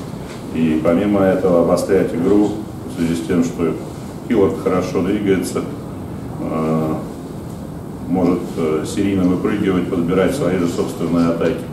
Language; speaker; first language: Russian; native; Russian